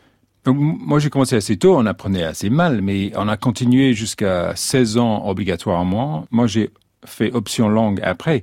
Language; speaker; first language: French; non-native, fluent; English